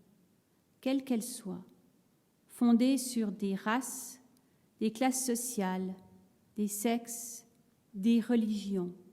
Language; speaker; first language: French; native; French